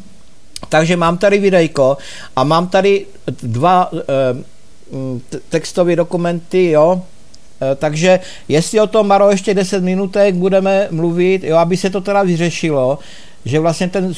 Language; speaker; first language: Czech; native; Czech